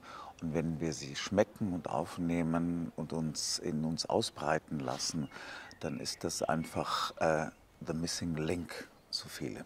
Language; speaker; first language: German; native; German